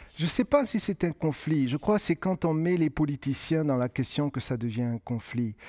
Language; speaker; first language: French; non-native, local second language; Kinyarwanda